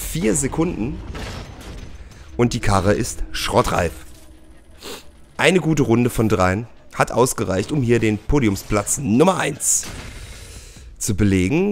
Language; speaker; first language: German; native; German